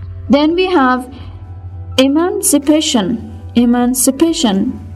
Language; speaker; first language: English; non-native, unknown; Persian